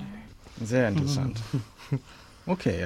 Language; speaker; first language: German; non-native, learner; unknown